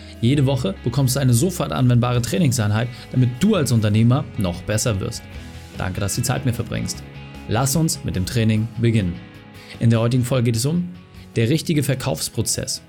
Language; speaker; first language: German; native; German